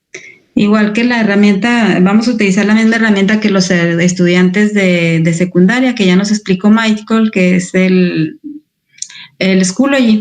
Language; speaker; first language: Spanish; native; Spanish